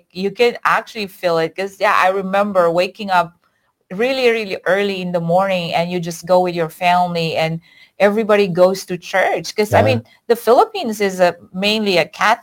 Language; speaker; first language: English; non-native, local second language; Iloko